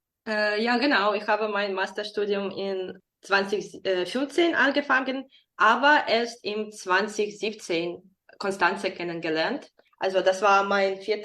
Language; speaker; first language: German; non-native, fluent; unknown